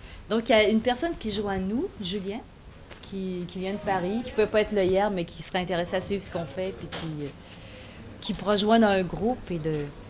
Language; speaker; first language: French; native; French